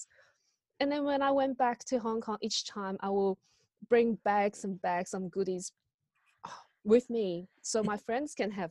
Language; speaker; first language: English; non-native, local second language; Cantonese